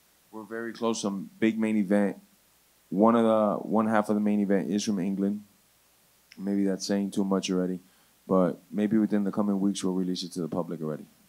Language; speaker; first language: English; early bilingual, other home language; Spanish